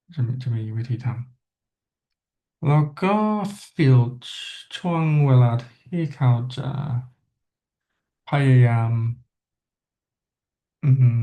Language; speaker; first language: Thai; non-native, learner; English